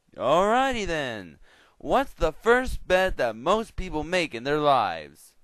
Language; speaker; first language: English; native; English